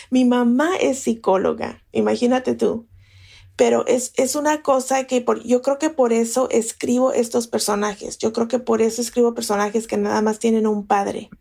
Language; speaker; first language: Spanish; native; Spanish